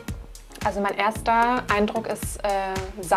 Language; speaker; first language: German; native; German